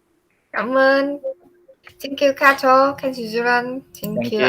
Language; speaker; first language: English; non-native, learner; Vietnamese